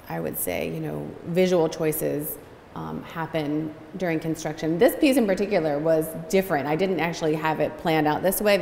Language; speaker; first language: English; native; English